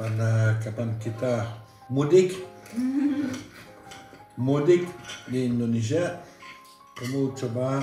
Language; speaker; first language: Indonesian; non-native, learner; French